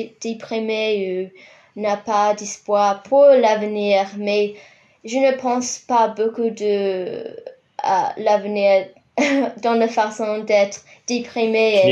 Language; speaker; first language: French; non-native, fluent; English